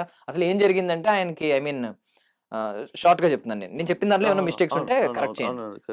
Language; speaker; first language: Telugu; native; Telugu